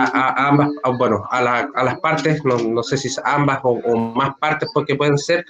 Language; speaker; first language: Spanish; native; Spanish